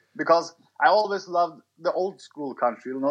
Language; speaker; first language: English; non-native, fluent; Norwegian